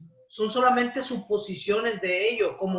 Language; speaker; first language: Spanish; native; Spanish